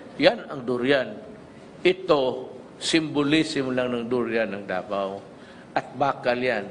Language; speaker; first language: Filipino; non-native, local second language; Cebuano